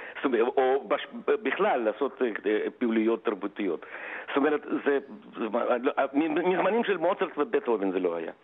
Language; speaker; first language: Hebrew; non-native, fluent; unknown